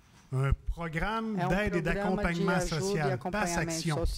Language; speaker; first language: French; native; French